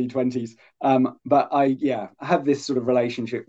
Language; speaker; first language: English; native; English